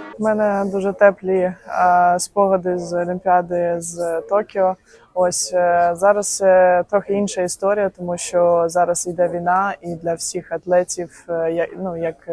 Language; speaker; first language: Ukrainian; non-native, local second language; Russian